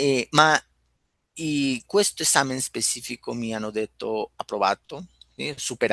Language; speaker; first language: Italian; non-native, fluent; Spanish